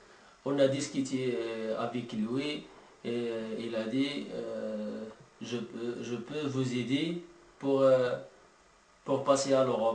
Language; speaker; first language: French; non-native, learner; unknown